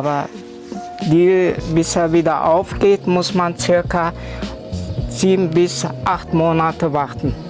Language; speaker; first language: German; early bilingual, other home language; Turkish